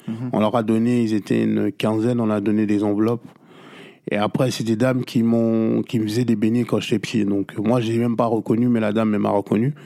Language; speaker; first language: French; non-native, local second language; Lingala